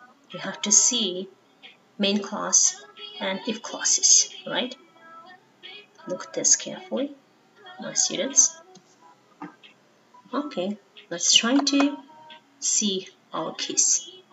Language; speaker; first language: English; non-native, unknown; Mongolian